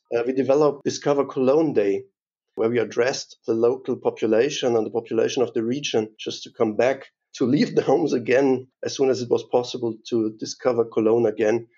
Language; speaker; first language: English; non-native, fluent; German